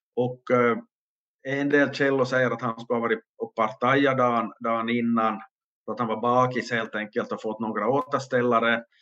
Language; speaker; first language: Swedish; native; Swedish